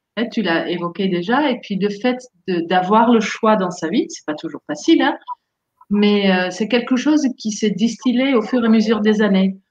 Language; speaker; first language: French; non-native, fluent; Dutch